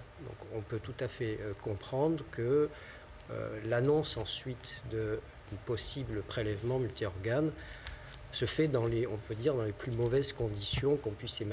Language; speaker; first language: French; native; French